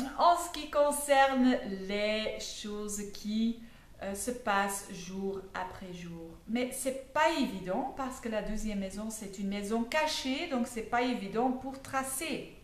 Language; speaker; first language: French; non-native, fluent; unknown